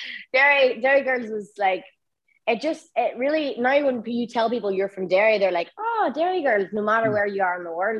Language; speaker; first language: English; native; English